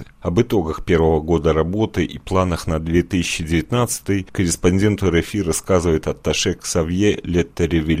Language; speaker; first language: Russian; native; Russian